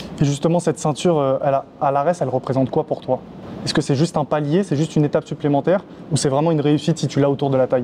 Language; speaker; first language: French; native; French